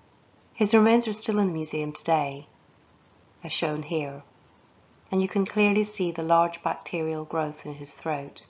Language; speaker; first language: English; native; English